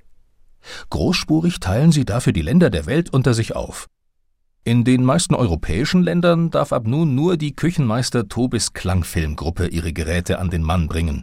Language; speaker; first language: German; native; German